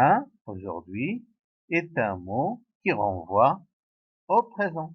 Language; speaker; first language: French; non-native, local second language; Arabic